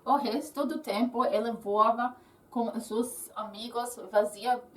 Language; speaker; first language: Portuguese; non-native, learner; English